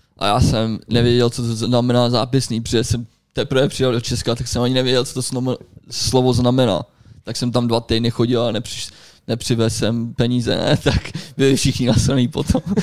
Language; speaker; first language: Czech; early bilingual, heritage; Czech